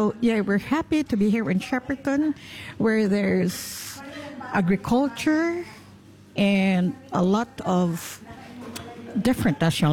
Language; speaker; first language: English; non-native, local second language; Cebuano